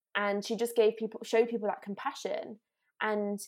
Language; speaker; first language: English; native; English